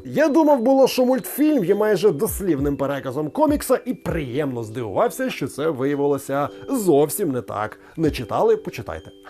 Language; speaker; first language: Ukrainian; native; Ukrainian